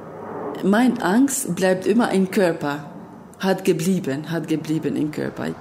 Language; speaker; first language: German; non-native, learner; Albanian